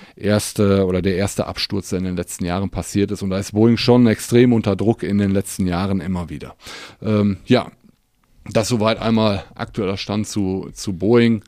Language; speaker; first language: German; native; German